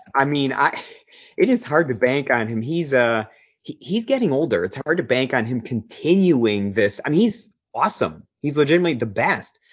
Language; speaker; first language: English; native; English